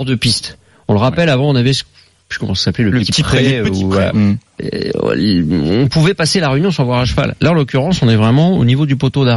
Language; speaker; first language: French; native; French